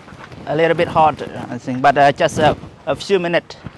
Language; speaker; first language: English; non-native, learner; Khmer